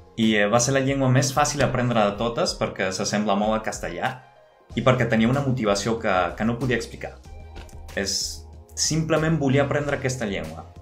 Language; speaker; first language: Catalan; non-native, learner; Spanish